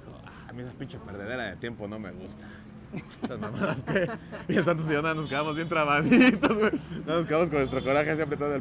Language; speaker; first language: Spanish; native; Spanish